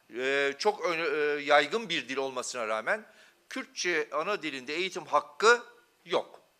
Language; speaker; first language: Turkish; non-native, local second language; Kurdish